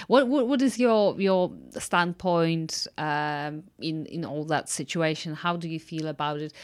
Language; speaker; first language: English; non-native, fluent; Polish